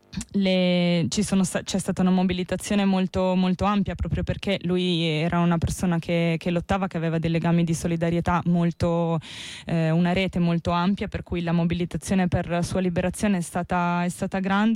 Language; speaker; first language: Italian; native; Italian